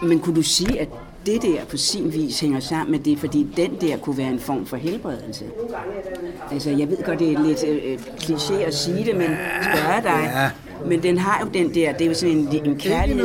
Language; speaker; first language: Danish; native; Danish